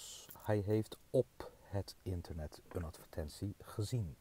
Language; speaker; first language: Dutch; non-native, fluent; Turkish